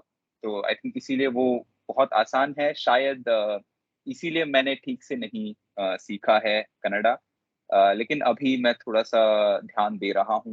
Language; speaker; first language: Hindi; non-native, local second language; Telugu